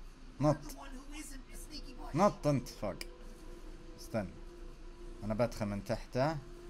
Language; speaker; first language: Arabic; native; Arabic